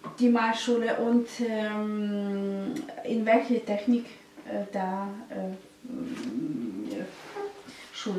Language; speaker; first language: German; non-native, learner; Russian